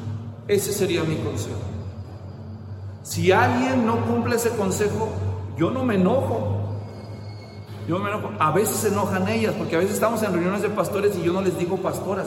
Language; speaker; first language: Spanish; native; Spanish